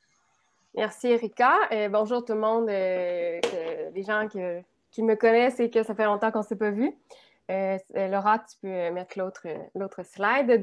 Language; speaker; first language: French; native; French